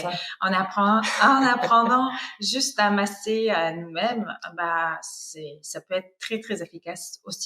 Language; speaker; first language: French; non-native, fluent; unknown